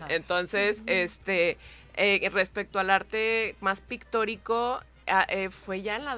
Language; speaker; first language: Spanish; native; Spanish